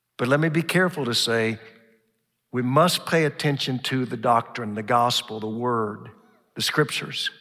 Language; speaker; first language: English; native; English